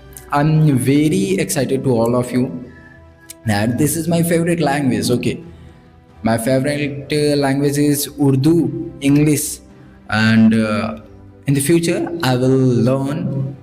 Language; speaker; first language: English; non-native, learner; Bhojpuri